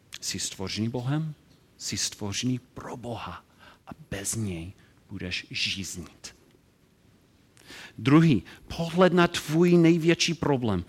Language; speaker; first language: Czech; non-native, learner; English